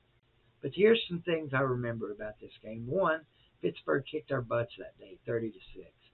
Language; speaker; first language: English; native; English